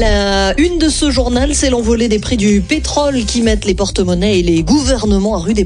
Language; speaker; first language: French; native; French